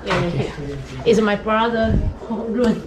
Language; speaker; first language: English; non-native, learner; Chinese